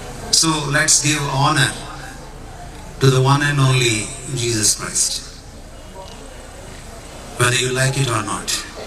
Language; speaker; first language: English; non-native, local second language; Telugu